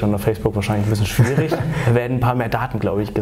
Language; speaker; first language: German; native; German